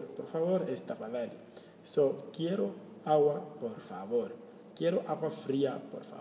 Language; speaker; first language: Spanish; non-native, learner; Swahili